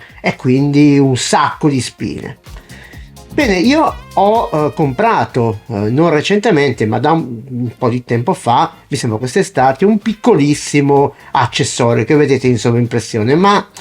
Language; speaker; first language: Italian; native; Italian